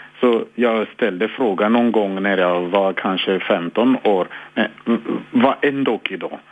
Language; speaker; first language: Swedish; non-native, fluent; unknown